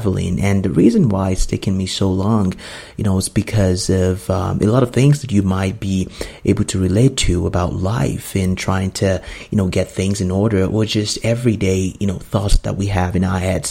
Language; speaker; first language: English; non-native, local second language; Yoruba